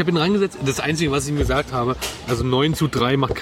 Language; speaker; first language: German; native; German